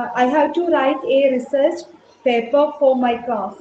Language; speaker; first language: English; non-native, learner; Malayalam